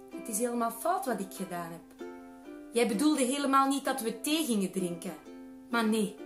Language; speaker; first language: Dutch; native; Dutch